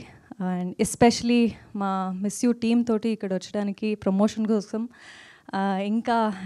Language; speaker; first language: Telugu; non-native, learner; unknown